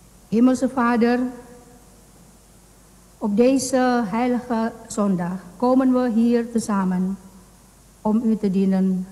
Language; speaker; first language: Dutch; non-native, fluent; Indonesian